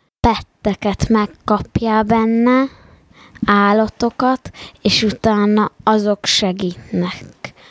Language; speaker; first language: Hungarian; early bilingual, heritage; Hungarian